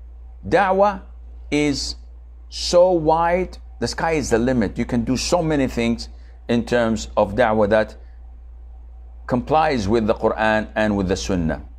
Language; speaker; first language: English; non-native, fluent; Arabic